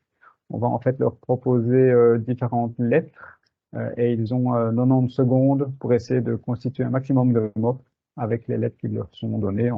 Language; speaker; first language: French; native; French